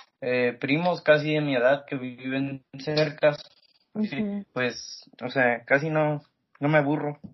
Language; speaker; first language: Spanish; early bilingual, heritage; Spanish